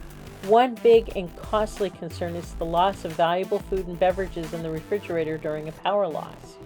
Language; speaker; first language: English; native; English